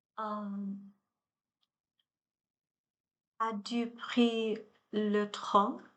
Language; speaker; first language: French; non-native, learner; Chinese